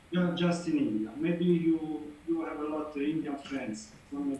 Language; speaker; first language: English; non-native, learner; Italian